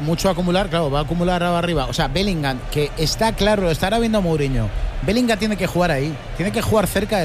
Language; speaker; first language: Spanish; native; Spanish